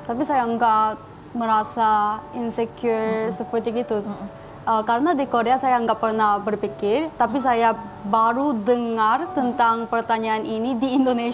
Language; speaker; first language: Indonesian; non-native, fluent; Korean